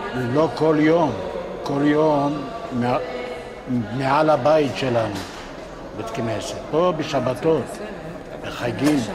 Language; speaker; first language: Hebrew; non-native, local second language; Yiddish